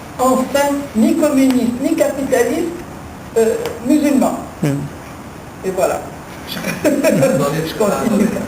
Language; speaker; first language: French; non-native, local second language; Arabic